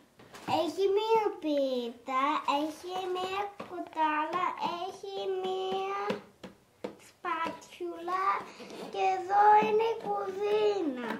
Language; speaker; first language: Greek; early bilingual, heritage; Greek